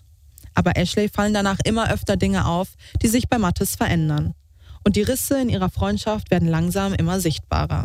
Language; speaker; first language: German; native; German